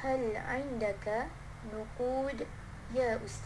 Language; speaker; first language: Arabic; non-native, learner; Malay